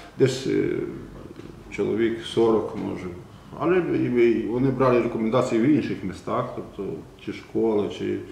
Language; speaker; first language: Ukrainian; non-native, local second language; Romanian